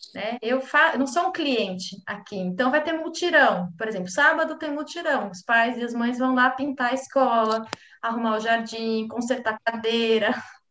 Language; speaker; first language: Portuguese; native; Portuguese